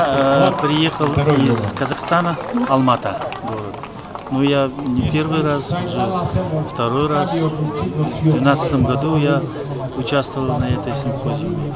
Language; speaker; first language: Russian; non-native, local second language; Kazakh